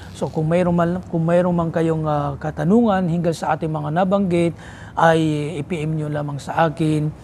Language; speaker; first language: Filipino; non-native, local second language; Maranao